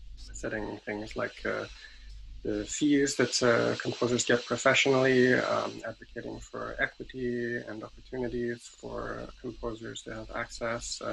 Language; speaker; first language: English; native; English